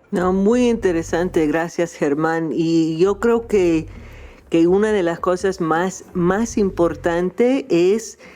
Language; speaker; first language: Spanish; non-native, fluent; English